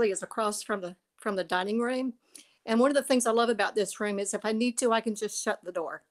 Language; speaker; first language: English; native; English